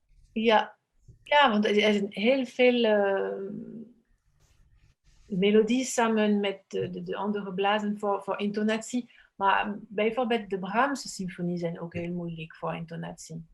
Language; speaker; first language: Dutch; non-native, fluent; French